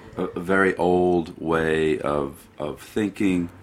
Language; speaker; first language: English; native; English